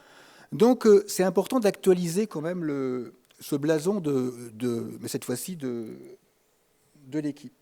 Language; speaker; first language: French; native; French